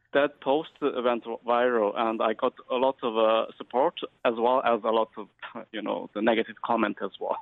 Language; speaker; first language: English; non-native, fluent; Chinese